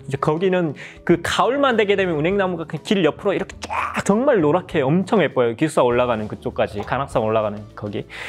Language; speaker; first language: Korean; native; Korean